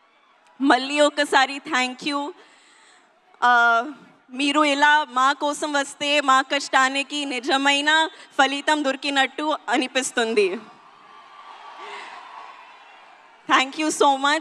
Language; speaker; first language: Telugu; non-native, local second language; Hindi